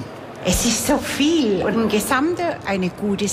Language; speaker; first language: German; non-native, learner; Mongolian